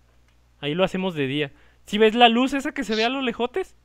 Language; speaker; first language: Spanish; native; Spanish